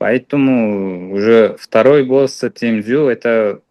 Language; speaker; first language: Russian; non-native, fluent; Uzbek